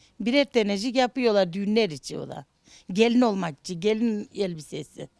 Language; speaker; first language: Turkish; native; Turkish